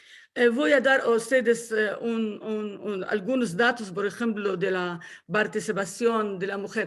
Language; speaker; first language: Spanish; non-native, fluent; Arabic